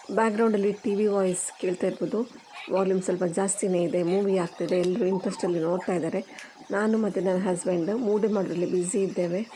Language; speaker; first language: Kannada; non-native, local second language; Tulu